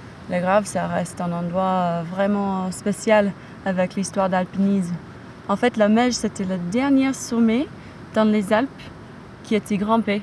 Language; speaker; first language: French; non-native, fluent; English